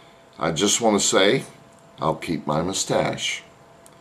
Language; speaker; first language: English; native; English